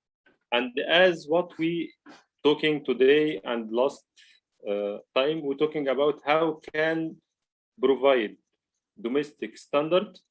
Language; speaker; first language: English; non-native, learner; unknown